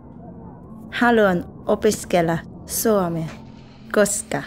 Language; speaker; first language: Finnish; non-native, learner; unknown